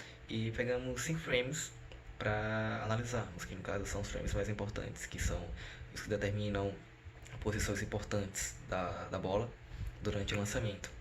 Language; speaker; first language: Portuguese; native; Portuguese